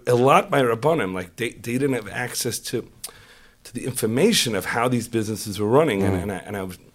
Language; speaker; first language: English; native; English